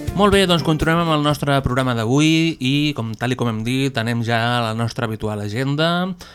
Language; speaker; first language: Catalan; native; Catalan